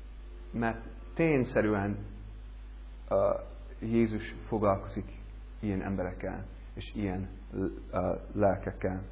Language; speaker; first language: Hungarian; non-native, learner; English